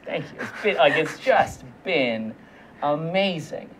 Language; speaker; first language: English; native; English